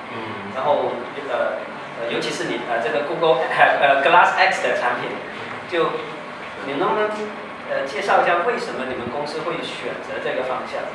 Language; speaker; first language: Chinese; native; Chinese